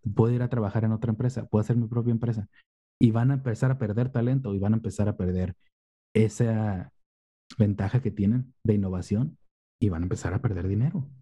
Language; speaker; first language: Spanish; native; Spanish